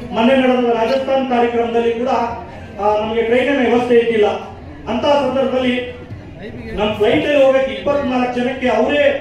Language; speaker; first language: Kannada; native; Kannada